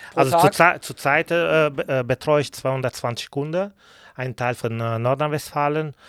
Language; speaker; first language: German; non-native, learner; Italian